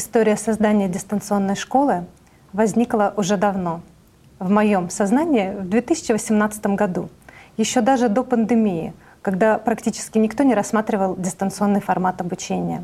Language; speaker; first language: Russian; native; Russian